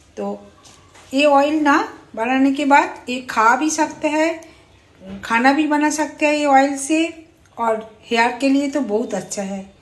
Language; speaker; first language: Hindi; non-native, local second language; Bangla